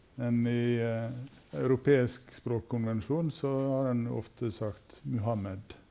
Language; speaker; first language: Norwegian; native; Norwegian